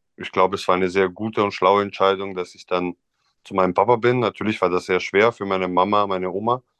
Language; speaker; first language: German; non-native, fluent; Serbian